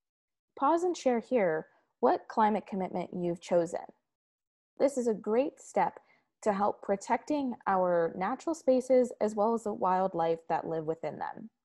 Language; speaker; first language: English; native; English